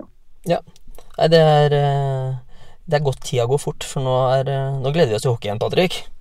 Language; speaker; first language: Norwegian; native; Norwegian